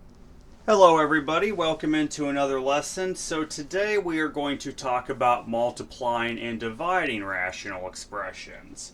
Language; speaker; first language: English; native; English